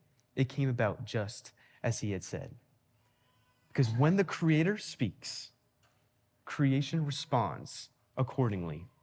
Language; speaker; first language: English; native; English